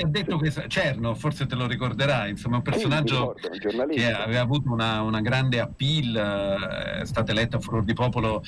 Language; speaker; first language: Italian; native; Italian